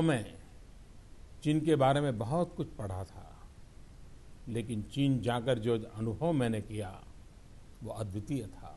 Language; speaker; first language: Hindi; non-native, local second language; Gujarati